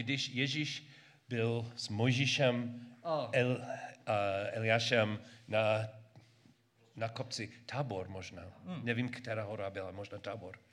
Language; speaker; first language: Czech; non-native, learner; English